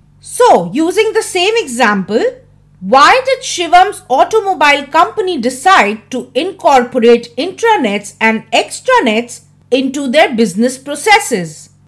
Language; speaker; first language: English; non-native, local second language; Hindi